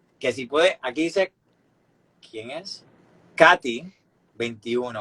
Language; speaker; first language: Spanish; native; Spanish